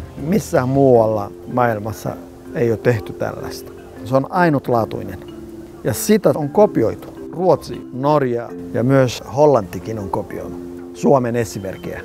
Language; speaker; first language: Finnish; non-native, fluent; Somali